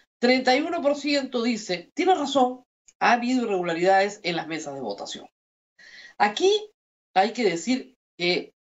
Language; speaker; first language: Spanish; native; Spanish